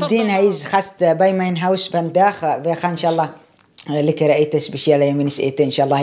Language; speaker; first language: Dutch; non-native, learner; Arabic